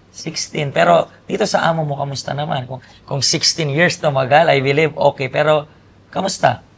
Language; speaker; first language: Filipino; native; Filipino